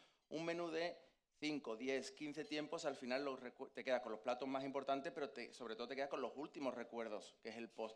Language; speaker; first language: Spanish; native; Spanish